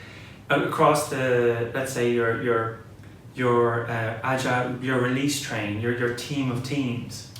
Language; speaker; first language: English; native; English